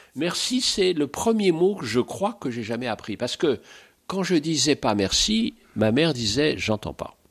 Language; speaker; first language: French; native; French